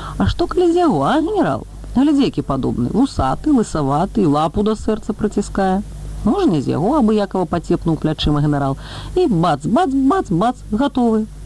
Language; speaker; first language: Belarusian; native; Belarusian